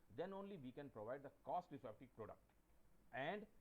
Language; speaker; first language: English; non-native, local second language; Hindi